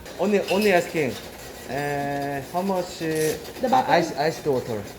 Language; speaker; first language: English; non-native, learner; Korean